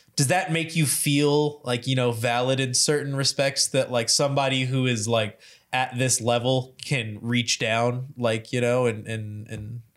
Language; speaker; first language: English; native; English